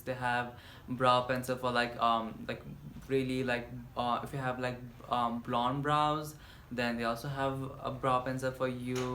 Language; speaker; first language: English; non-native, local second language; Nepali